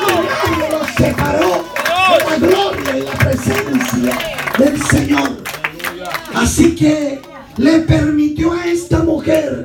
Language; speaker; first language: Spanish; native; Spanish